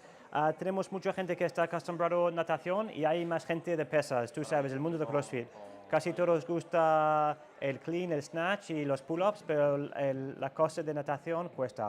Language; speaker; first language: Spanish; non-native, learner; English